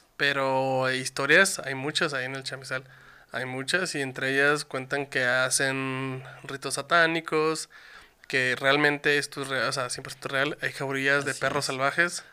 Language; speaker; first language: Spanish; native; Spanish